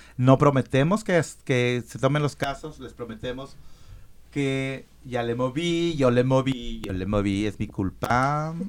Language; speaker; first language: Spanish; native; Spanish